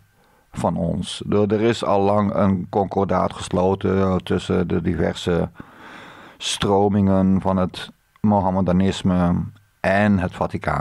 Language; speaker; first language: Dutch; native; Dutch